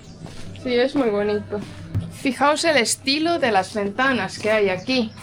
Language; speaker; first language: Spanish; non-native, fluent; Estonian